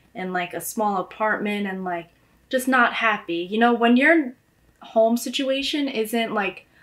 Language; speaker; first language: English; native; English